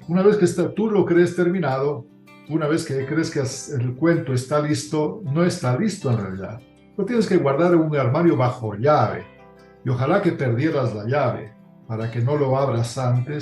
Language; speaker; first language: Spanish; native; Spanish